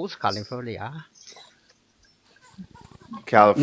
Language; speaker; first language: English; non-native, learner; Chinese